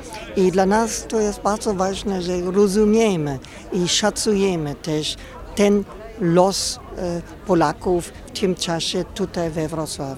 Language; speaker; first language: Polish; non-native, fluent; German